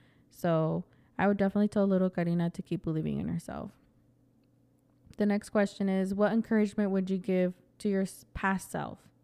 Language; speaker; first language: English; early bilingual, other home language; Spanish